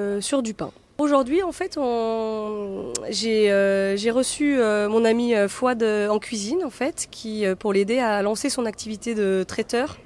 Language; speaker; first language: French; native; French